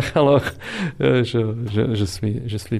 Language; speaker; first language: French; non-native, fluent; Czech